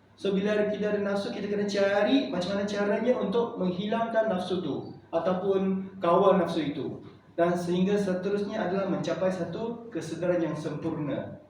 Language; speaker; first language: Malay; non-native, local second language; Chinese